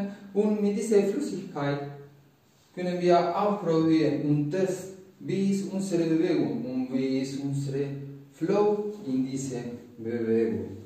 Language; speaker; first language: German; non-native, learner; Spanish